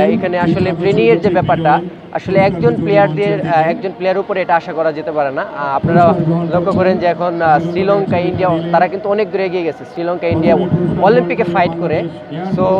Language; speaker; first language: Bangla; native; Bangla